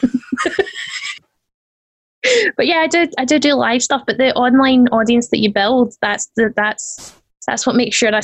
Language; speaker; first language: English; native; English